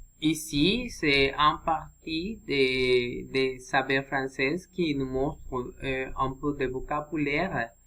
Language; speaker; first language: French; non-native, learner; Spanish